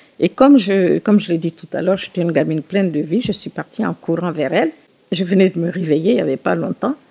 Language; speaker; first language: French; non-native, local second language; Susu